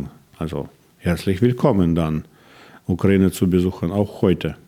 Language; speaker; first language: German; non-native, learner; Russian